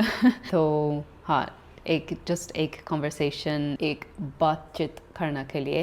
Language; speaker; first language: Hindi; non-native, learner; English